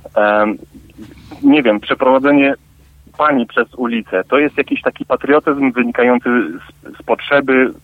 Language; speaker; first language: Polish; native; Polish